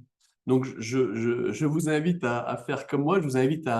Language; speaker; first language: French; native; French